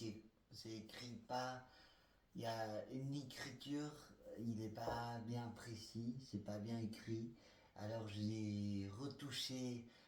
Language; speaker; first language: French; non-native, fluent; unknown